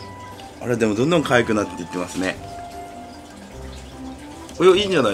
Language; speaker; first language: Japanese; native; Japanese